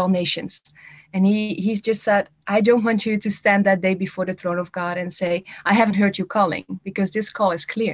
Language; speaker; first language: English; non-native, fluent; Dutch